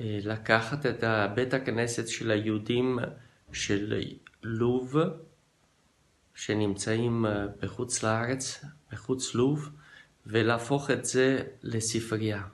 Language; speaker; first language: Hebrew; non-native, fluent; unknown